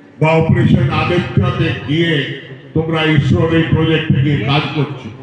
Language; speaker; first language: Bangla; non-native, local second language; Punjabi